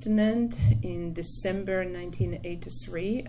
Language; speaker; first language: English; non-native, fluent; Polish